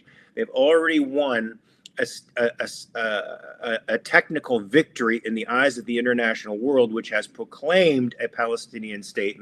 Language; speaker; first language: English; native; English